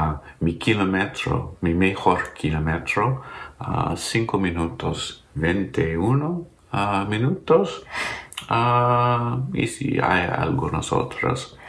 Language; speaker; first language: Spanish; non-native, learner; English